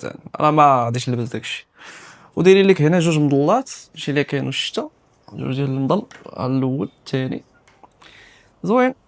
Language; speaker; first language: Arabic; native; Arabic